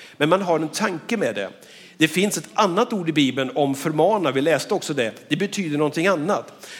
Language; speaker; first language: Swedish; native; Swedish